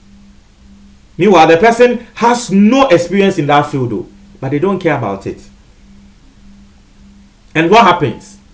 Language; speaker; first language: English; non-native, local second language; Akan